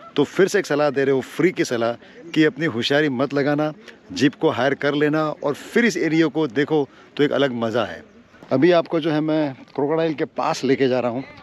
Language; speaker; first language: Hindi; native; Hindi